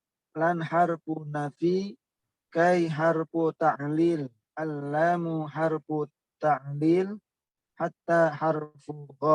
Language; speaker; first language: Arabic; non-native, learner; Indonesian